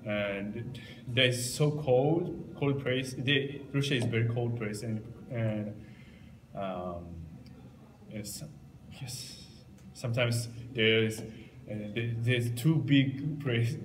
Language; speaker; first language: English; non-native, learner; Japanese